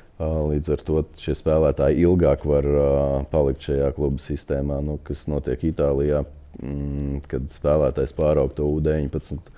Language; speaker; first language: Latvian; native; Latvian